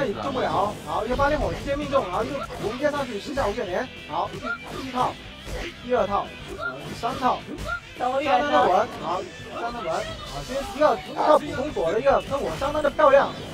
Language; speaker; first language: Chinese; native; Chinese